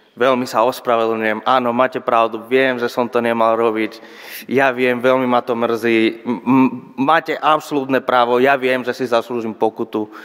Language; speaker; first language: Slovak; non-native, fluent; Spanish